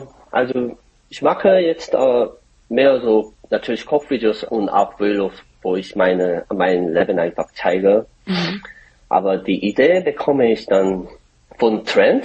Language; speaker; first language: German; non-native, fluent; Korean